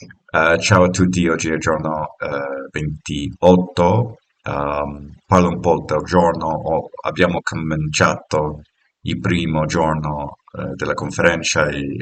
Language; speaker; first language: Italian; non-native, learner; English